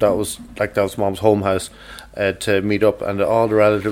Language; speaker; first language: English; native; English